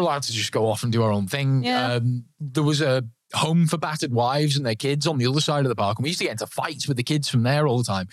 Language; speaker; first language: English; native; English